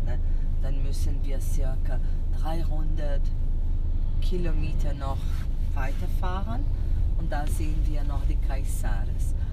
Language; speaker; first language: German; non-native, fluent; Portuguese